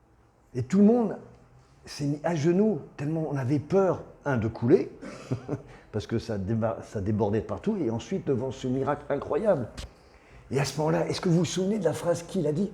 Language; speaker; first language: French; native; French